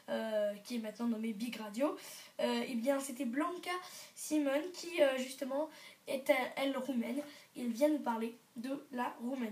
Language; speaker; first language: French; native; French